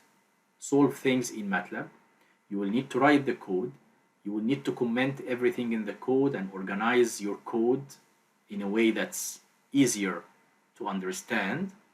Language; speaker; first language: English; non-native, fluent; Arabic